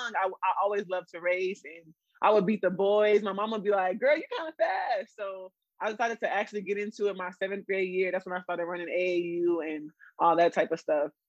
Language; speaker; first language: English; native; English